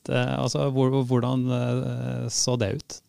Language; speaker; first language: Norwegian; native; Norwegian